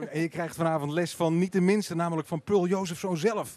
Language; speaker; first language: Dutch; native; Dutch